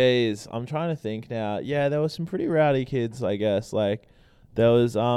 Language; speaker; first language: English; native; English